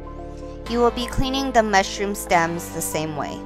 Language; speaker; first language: English; native; English